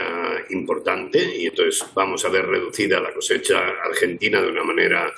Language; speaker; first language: Spanish; native; Spanish